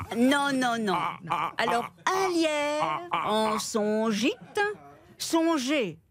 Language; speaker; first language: French; non-native, fluent; Spanish